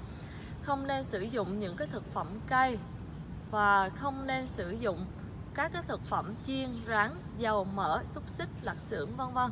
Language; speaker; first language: Vietnamese; native; Vietnamese